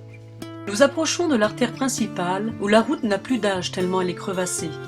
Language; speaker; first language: French; native; French